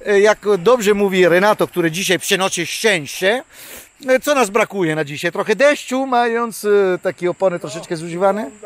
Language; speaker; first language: Polish; non-native, learner; Italian